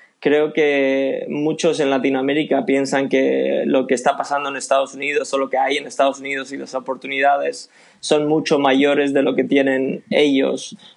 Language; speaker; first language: Spanish; early bilingual, other home language; Swedish